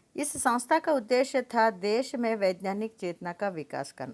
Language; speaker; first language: Hindi; non-native, local second language; Telugu